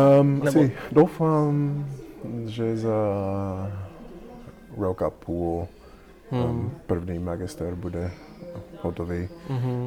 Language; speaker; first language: Czech; non-native, learner; English